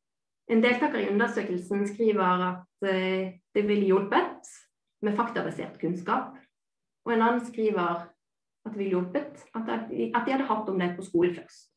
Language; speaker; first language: Norwegian; native; Norwegian